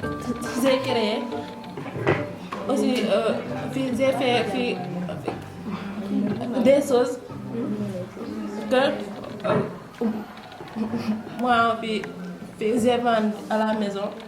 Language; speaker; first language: French; non-native, local second language; Wolof